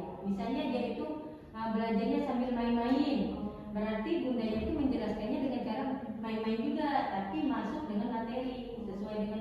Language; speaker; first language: Indonesian; native; Indonesian